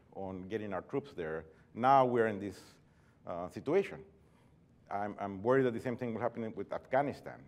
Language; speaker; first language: English; non-native, fluent; Spanish